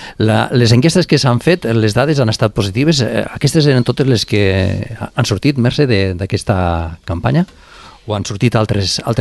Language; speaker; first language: Catalan; native; Catalan